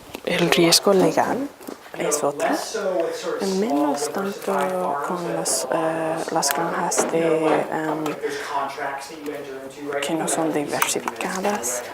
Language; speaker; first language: Spanish; non-native, fluent; English